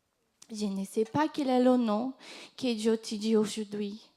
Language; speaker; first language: French; non-native, fluent; Portuguese